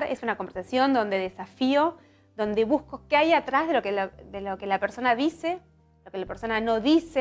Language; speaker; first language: Spanish; native; Spanish